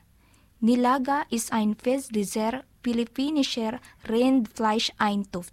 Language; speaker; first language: German; non-native, learner; Filipino